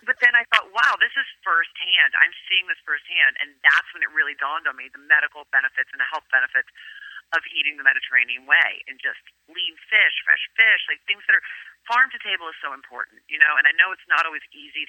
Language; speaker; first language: English; native; English